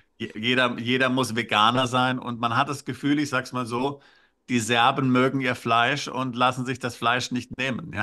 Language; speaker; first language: German; native; German